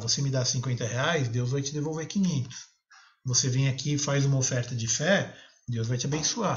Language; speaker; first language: Portuguese; native; Portuguese